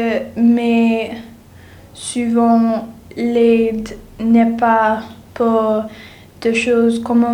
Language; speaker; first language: French; non-native, learner; English